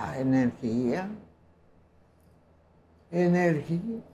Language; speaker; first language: Spanish; non-native, local second language; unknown